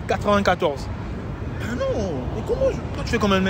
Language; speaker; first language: French; native; French